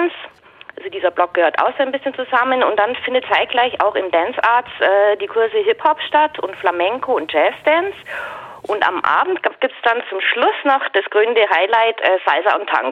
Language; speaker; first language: German; native; German